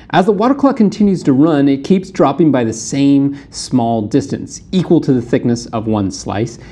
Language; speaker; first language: English; native; English